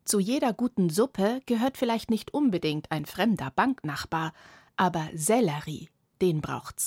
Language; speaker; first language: German; native; German